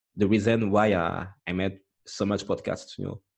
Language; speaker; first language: English; non-native, fluent; French